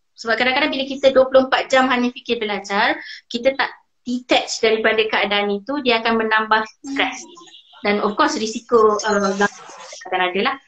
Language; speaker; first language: Malay; native; Malay